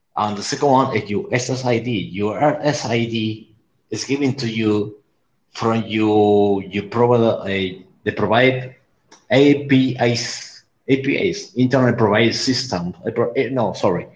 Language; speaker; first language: English; non-native, learner; Spanish